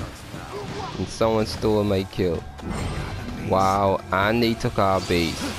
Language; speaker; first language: English; native; English